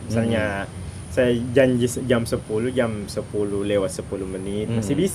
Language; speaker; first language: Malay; non-native, fluent; Arabic